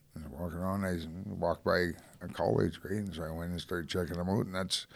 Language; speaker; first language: English; native; English